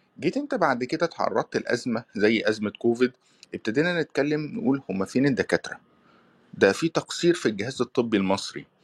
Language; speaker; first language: Arabic; native; Arabic